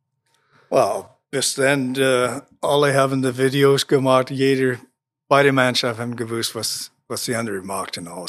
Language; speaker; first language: German; non-native, learner; English